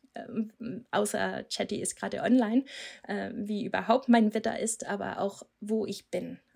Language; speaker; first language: German; non-native, fluent; Danish